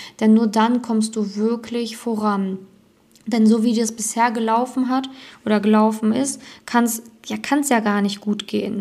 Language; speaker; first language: German; native; German